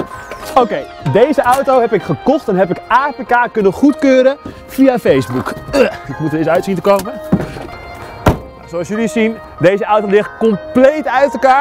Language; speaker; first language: Dutch; native; Dutch